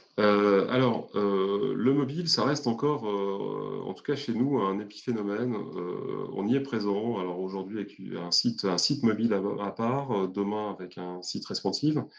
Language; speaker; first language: French; native; French